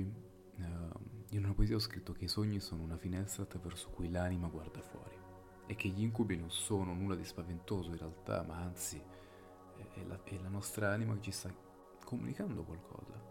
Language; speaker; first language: Italian; native; Italian